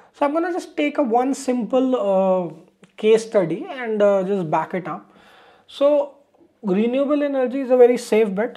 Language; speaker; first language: English; non-native, local second language; Hindi